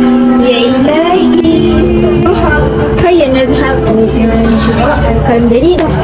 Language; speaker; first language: Arabic; non-native, learner; Malay